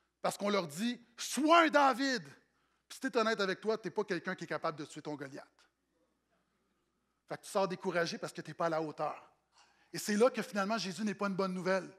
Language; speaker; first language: French; native; French